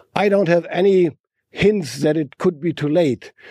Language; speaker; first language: English; non-native, fluent; German